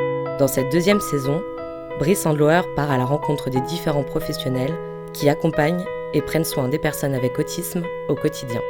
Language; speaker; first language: French; native; French